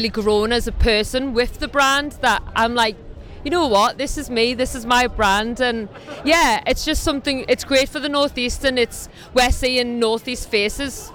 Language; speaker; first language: English; native; English